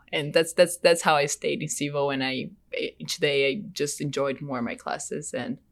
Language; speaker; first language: English; non-native, fluent; Portuguese